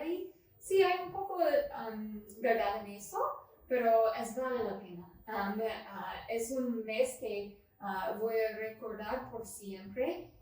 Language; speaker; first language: Spanish; non-native, fluent; English